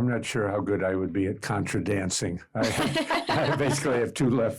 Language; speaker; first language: English; native; English